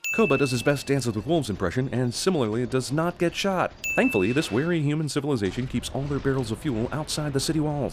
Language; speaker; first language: English; native; English